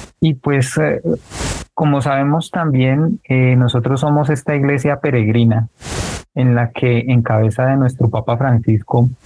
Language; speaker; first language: Spanish; native; Spanish